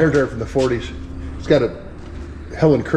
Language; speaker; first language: English; native; English